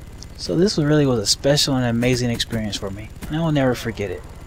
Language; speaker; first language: English; native; English